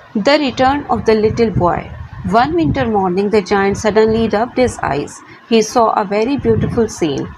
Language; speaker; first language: English; non-native, local second language; Hindi